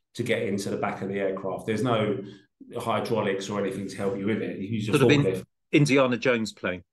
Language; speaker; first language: English; native; English